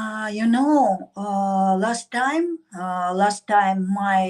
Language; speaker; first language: English; non-native, learner; Russian